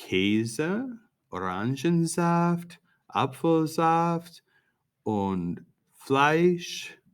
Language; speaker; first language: German; non-native, fluent; English